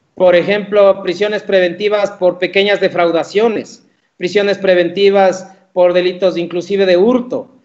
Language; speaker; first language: Spanish; native; Spanish